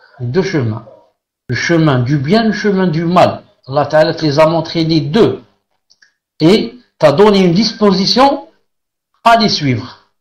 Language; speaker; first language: French; non-native, local second language; Arabic